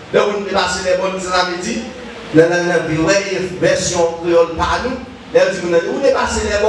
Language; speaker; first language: French; non-native, learner; Haitian Creole